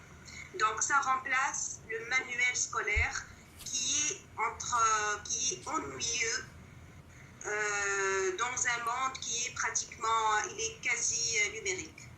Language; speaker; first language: French; non-native, local second language; Arabic